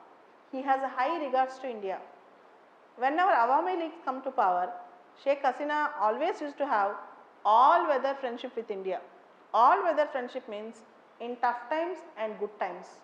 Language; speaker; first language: English; non-native, local second language; Telugu